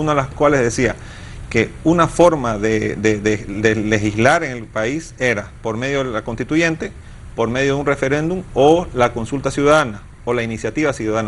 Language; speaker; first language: Spanish; native; Spanish